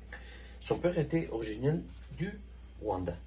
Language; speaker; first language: French; non-native, learner; Spanish